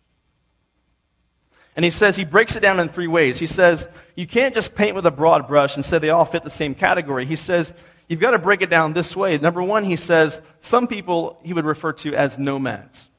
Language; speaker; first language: English; native; English